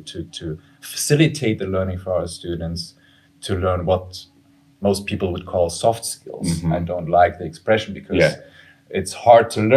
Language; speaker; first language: English; non-native, fluent; German